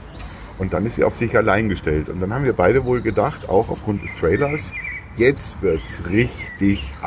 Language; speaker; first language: German; native; German